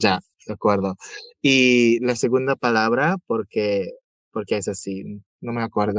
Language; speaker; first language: Spanish; non-native, fluent; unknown